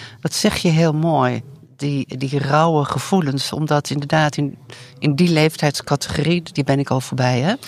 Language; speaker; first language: Dutch; native; Dutch